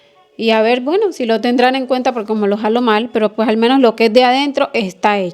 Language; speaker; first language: Spanish; native; Spanish